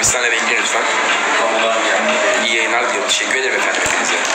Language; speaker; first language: Turkish; native; Turkish